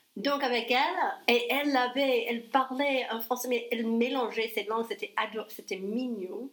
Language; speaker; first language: French; non-native, fluent; English